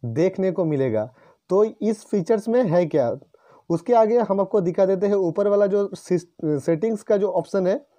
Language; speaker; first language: Hindi; non-native, local second language; Bangla